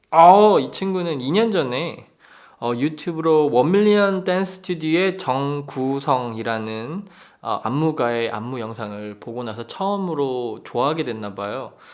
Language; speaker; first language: Korean; native; Korean